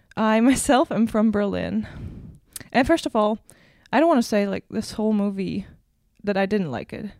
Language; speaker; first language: English; non-native, fluent; German